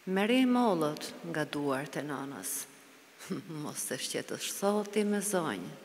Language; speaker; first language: Italian; non-native, learner; Albanian